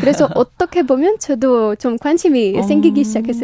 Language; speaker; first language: Korean; non-native, learner; Ukrainian